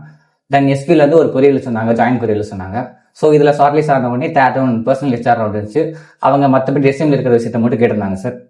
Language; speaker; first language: Tamil; native; Tamil